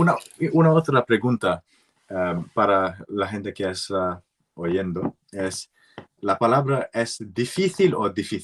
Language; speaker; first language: Spanish; non-native, learner; English